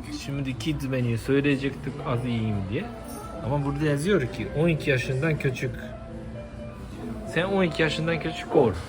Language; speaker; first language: Turkish; early bilingual, heritage; Turkish